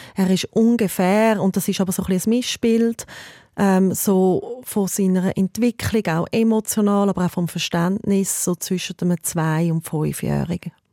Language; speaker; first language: German; native; German